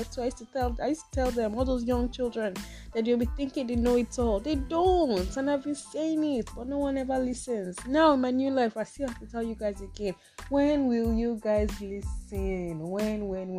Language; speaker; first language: English; non-native, local second language; Yoruba